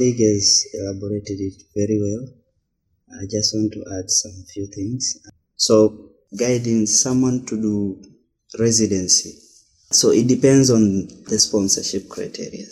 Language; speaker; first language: English; non-native, local second language; Swahili